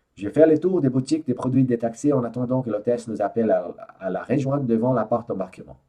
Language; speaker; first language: French; non-native, fluent; Portuguese